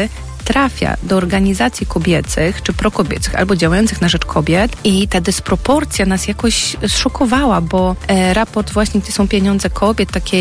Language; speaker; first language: Polish; native; Polish